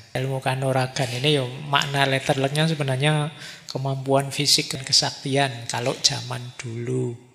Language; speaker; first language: Indonesian; native; Indonesian